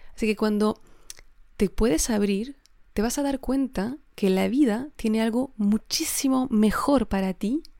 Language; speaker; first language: Spanish; non-native, fluent; French